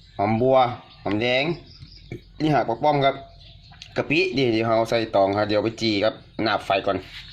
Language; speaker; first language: Thai; native; Thai